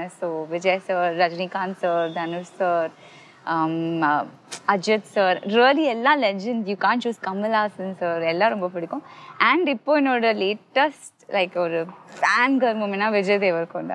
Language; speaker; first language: Tamil; non-native, fluent; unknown